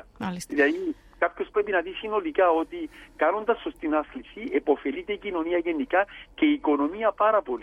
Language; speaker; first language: Greek; native; Greek